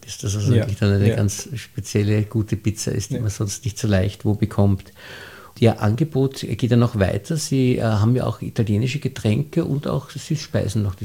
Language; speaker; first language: German; native; German